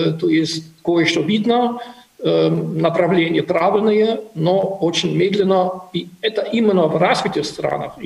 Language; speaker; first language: Russian; non-native, fluent; German